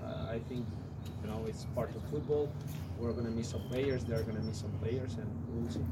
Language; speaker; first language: English; non-native, fluent; Spanish